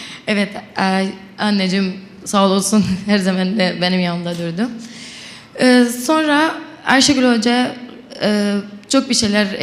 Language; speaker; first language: Turkish; non-native, local second language; Arabic